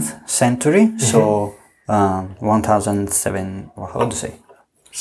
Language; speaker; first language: English; non-native, fluent; Italian